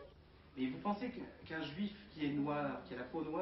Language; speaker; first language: French; native; French